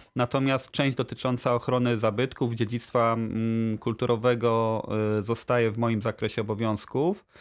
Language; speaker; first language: Polish; native; Polish